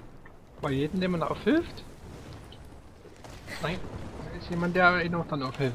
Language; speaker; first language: German; native; German